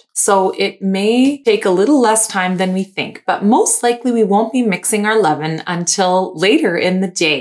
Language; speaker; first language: English; native; English